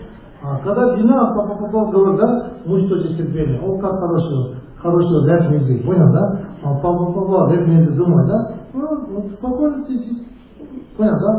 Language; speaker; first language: Russian; non-native, learner; Tibetan